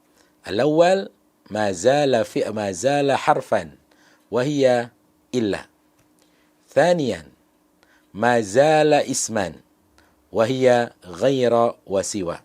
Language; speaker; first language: Arabic; non-native, fluent; Indonesian